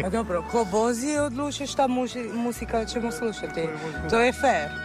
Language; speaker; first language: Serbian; non-native, fluent; Italian